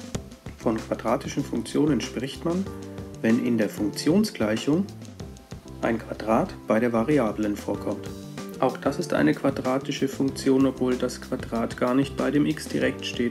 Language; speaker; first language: German; native; German